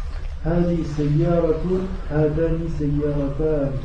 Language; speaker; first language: Arabic; non-native, learner; French